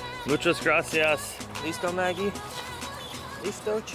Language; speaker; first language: Spanish; non-native, learner; English